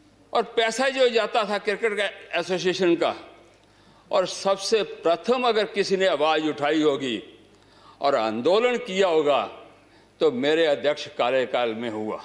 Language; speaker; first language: Hindi; non-native, local second language; Dogri